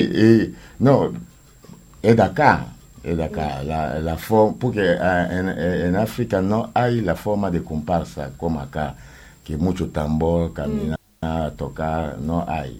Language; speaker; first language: Spanish; non-native, learner; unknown